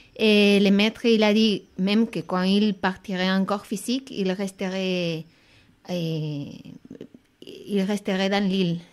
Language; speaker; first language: French; non-native, fluent; Spanish